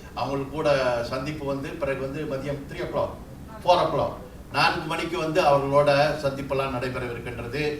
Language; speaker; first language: Tamil; native; Tamil